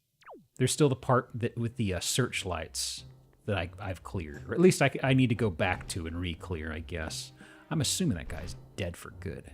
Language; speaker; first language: English; native; English